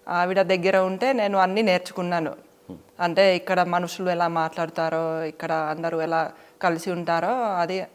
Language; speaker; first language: Telugu; non-native, fluent; Finnish